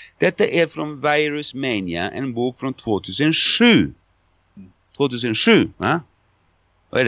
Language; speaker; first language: Swedish; non-native, fluent; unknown